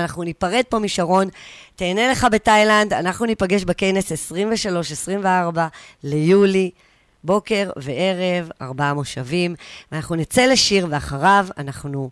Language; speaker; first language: Hebrew; native; Hebrew